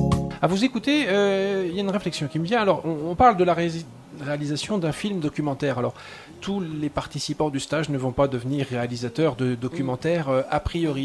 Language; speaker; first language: French; native; French